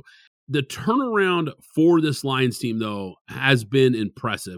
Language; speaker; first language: English; native; English